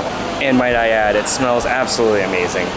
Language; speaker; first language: English; native; English